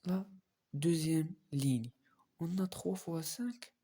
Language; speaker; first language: French; non-native, local second language; Arabic